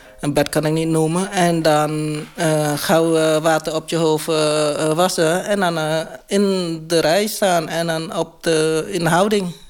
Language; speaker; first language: Dutch; non-native, learner; Khmer